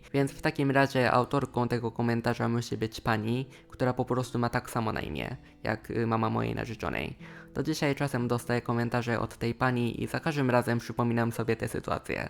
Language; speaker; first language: Polish; non-native, fluent; Japanese